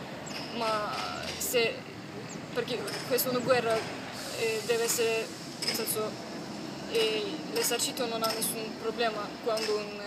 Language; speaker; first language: Italian; non-native, learner; Turkish